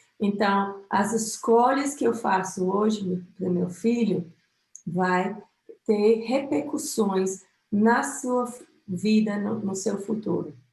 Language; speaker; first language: Portuguese; non-native, fluent; English